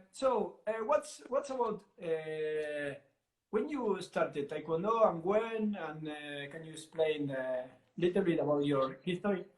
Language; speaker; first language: English; non-native, learner; Italian